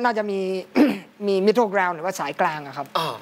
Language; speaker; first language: Thai; early bilingual, other home language; English